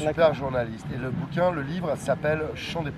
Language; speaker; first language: French; native; French